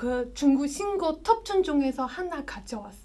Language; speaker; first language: Korean; non-native, learner; Chinese